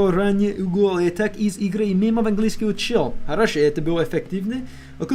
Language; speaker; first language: Russian; non-native, learner; English